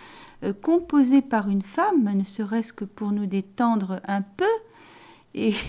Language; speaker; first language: French; native; French